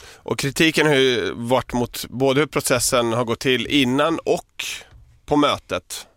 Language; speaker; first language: Swedish; early bilingual, other home language; Serbian